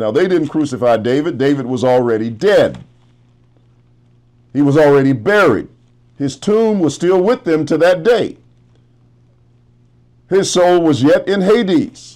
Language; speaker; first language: English; native; English